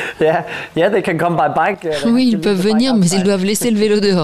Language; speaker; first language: French; non-native, fluent; Danish